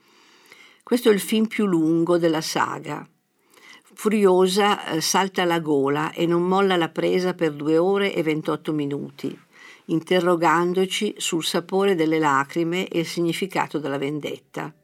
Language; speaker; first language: Italian; native; Italian